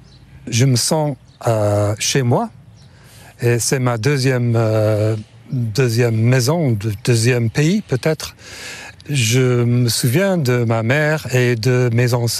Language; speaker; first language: French; non-native, fluent; English